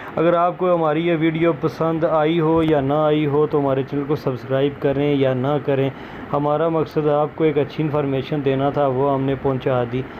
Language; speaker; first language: Urdu; non-native, local second language; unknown